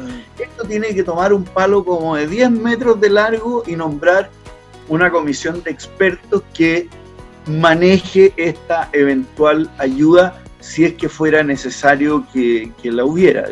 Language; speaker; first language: Spanish; native; Spanish